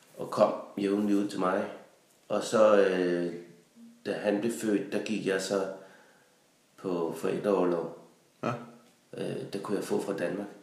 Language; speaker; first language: Danish; native; Danish